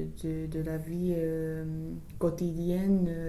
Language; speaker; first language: French; non-native, fluent; English